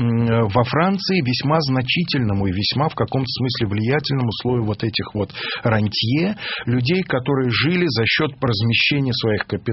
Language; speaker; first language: Russian; native; Russian